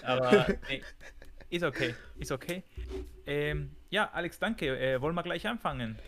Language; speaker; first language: German; non-native, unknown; Spanish